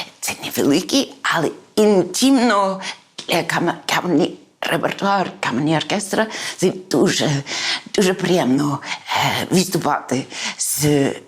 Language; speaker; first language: Ukrainian; early bilingual, heritage; English